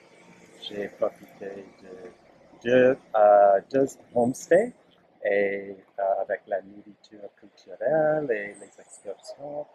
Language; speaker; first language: French; non-native, learner; English